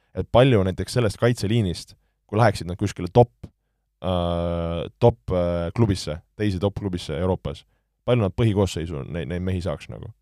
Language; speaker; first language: Estonian; native; Estonian